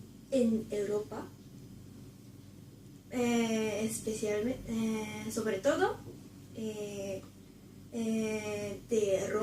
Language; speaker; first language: Spanish; non-native, learner; Japanese